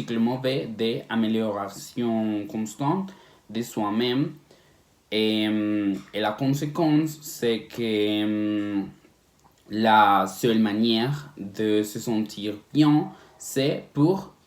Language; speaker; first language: French; non-native, learner; Spanish